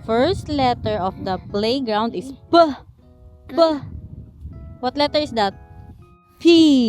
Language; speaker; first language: English; non-native, local second language; Filipino